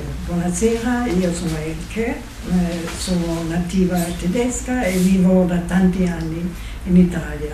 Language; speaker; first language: Italian; non-native, fluent; German